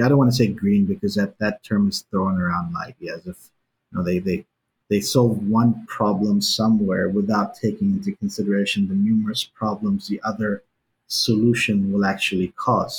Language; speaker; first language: English; native; English